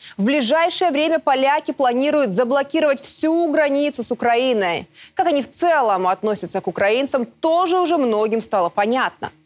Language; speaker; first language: Russian; native; Russian